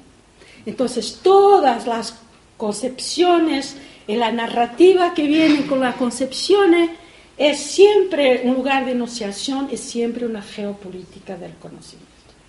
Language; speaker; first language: Spanish; non-native, fluent; Portuguese